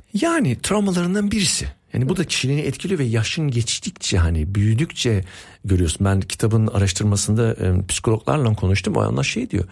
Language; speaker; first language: Turkish; early bilingual, heritage; Turkish